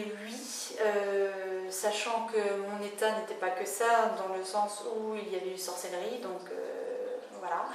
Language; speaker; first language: French; native; French